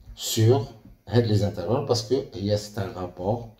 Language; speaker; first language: French; non-native, local second language; Arabic